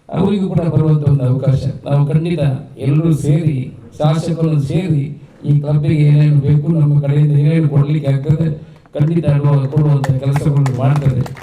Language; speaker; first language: Kannada; non-native, local second language; Tulu